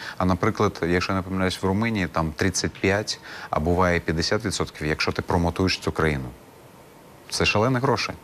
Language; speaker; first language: Ukrainian; non-native, local second language; Crimean Tatar